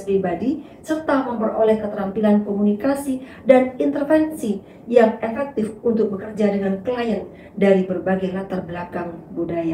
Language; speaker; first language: Indonesian; native; Indonesian